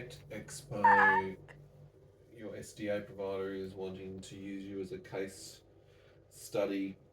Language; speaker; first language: English; native; English